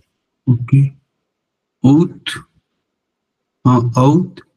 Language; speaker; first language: French; non-native, learner; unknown